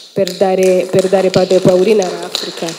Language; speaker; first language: Italian; non-native, fluent; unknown